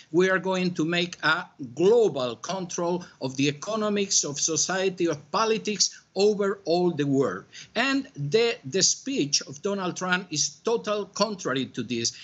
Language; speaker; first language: English; non-native, fluent; Spanish